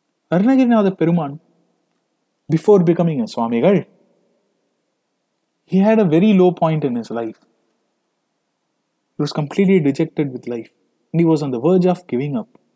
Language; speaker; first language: English; non-native, local second language; Tamil